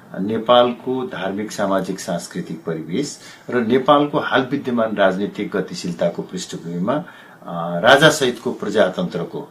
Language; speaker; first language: Nepali; native; Nepali